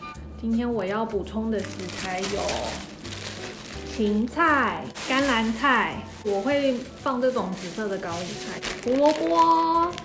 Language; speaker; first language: Chinese; native; Chinese